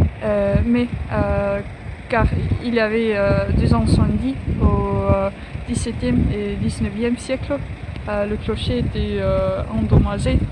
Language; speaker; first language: French; non-native, learner; Estonian